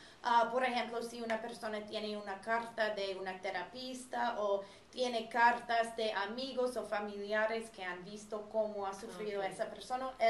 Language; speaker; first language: Spanish; non-native, fluent; English